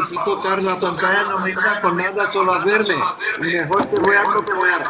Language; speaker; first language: Spanish; non-native, learner; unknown